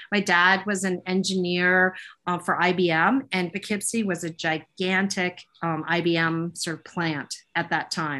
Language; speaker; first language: English; native; English